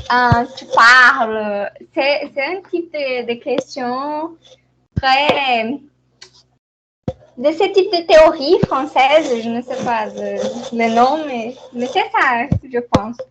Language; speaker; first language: French; non-native, learner; Portuguese